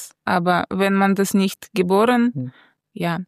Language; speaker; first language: German; non-native, fluent; Russian